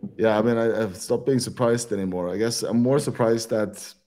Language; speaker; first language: English; non-native, fluent; Norwegian